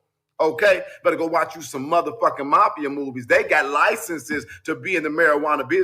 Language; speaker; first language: English; native; English